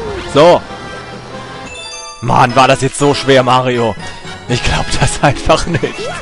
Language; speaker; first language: German; native; German